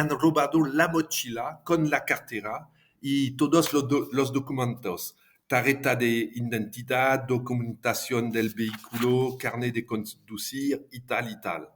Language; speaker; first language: Spanish; non-native, fluent; French